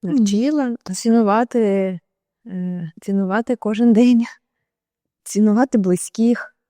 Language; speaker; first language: Ukrainian; native; Ukrainian